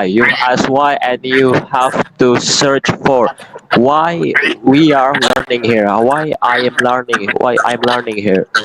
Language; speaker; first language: English; non-native, learner; Indonesian